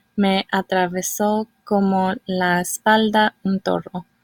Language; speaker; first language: Spanish; non-native, learner; English